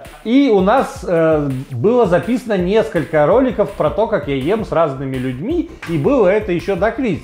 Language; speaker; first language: Russian; native; Russian